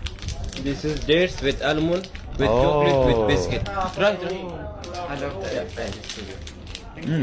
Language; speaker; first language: English; non-native, learner; Pashto